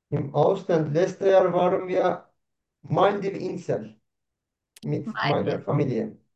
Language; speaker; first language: German; non-native, learner; Turkish